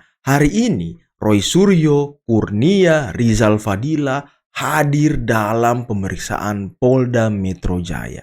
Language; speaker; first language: Indonesian; native; Indonesian